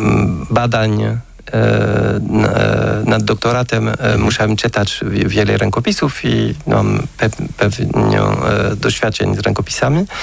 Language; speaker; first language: Polish; non-native, fluent; French